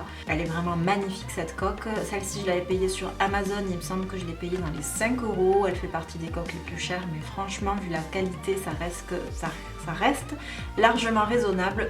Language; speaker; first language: French; native; French